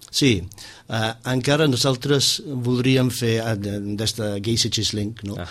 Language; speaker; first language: Catalan; non-native, fluent; English